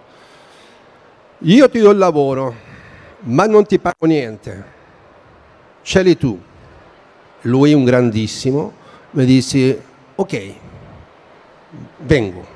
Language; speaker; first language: Italian; non-native, fluent; Spanish